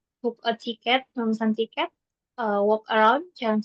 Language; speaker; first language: English; non-native, learner; Indonesian